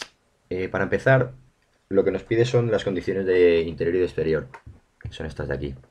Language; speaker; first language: Spanish; native; Spanish